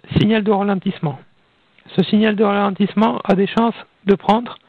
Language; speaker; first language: French; non-native, fluent; Russian